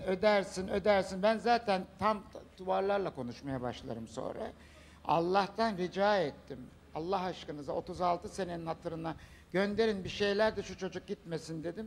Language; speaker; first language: Turkish; native; Turkish